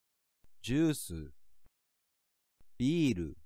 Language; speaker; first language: Japanese; non-native, learner; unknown